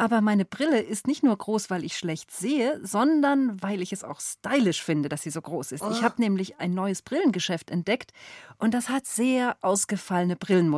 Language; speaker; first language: German; native; German